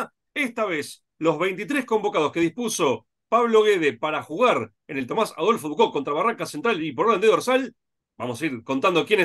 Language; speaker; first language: Spanish; native; Spanish